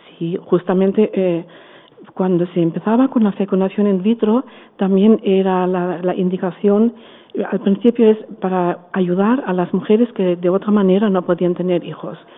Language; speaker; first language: Spanish; non-native, fluent; German